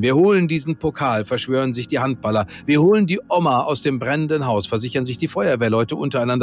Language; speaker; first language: German; native; German